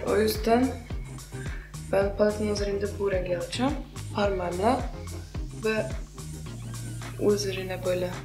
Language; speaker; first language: Turkish; non-native, fluent; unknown